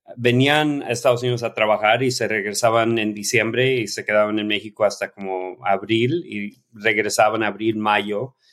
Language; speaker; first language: Spanish; early bilingual, heritage; Spanish